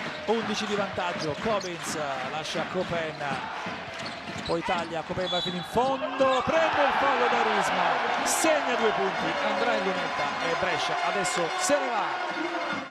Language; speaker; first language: Italian; native; Italian